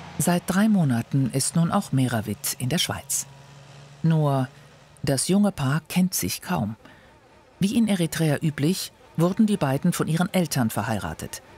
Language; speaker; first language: German; native; German